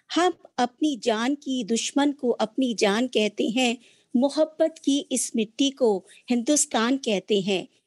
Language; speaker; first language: Hindi; native; Hindi